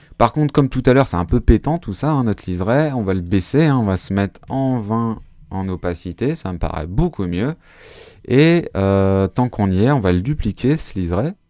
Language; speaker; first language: French; native; French